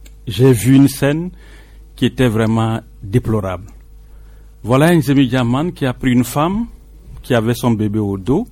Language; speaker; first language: French; non-native, local second language; Ewe